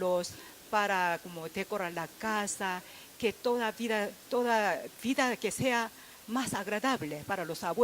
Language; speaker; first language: Spanish; non-native, fluent; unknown